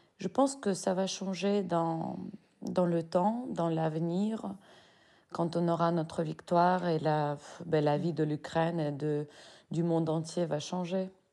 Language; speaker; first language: French; non-native, fluent; Russian